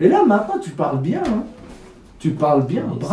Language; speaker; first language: French; non-native, fluent; Kurdish